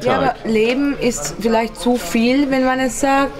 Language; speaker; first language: German; non-native, fluent; Romanian